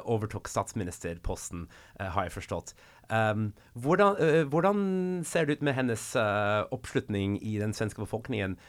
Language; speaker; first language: Swedish; non-native, fluent; English